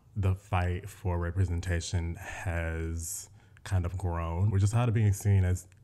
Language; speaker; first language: English; native; English